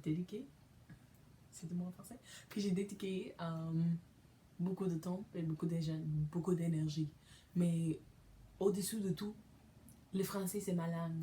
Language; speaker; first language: French; non-native, learner; English